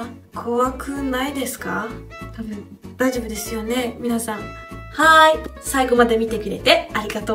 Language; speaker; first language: Japanese; non-native, learner; Hungarian